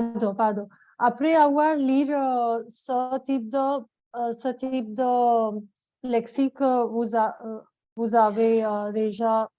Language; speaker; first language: French; non-native, learner; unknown